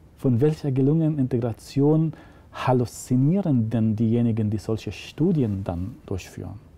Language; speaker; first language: German; non-native, fluent; Arabic